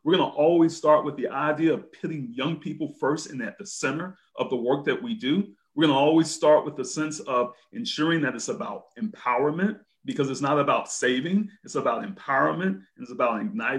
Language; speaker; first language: English; native; English